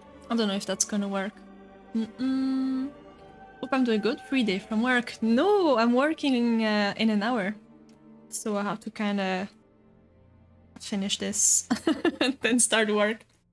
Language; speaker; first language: English; non-native, fluent; French